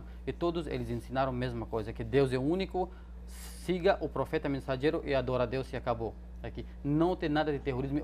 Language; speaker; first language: Portuguese; non-native, fluent; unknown